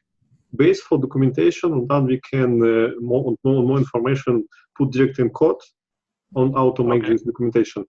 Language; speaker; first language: English; non-native, learner; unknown